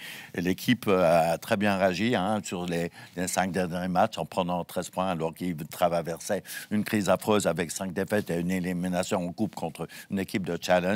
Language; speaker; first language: French; native; French